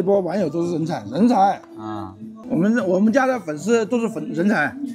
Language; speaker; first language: Chinese; native; Chinese